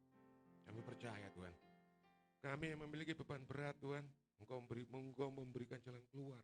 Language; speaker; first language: Indonesian; native; Indonesian